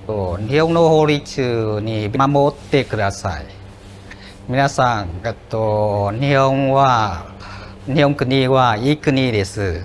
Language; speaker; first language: Japanese; non-native, learner; Vietnamese